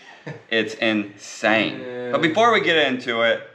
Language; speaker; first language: English; native; English